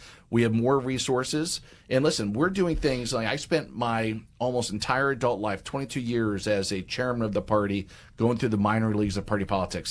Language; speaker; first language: English; native; English